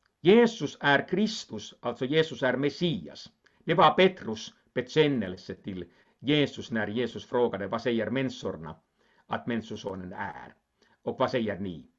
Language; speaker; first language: Swedish; non-native, local second language; Finnish